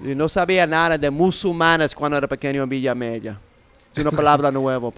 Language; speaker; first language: Spanish; non-native, learner; English